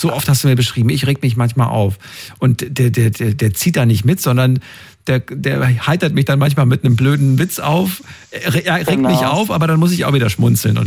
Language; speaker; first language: German; native; German